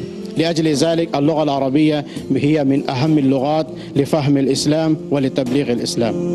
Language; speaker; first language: Arabic; non-native, fluent; Urdu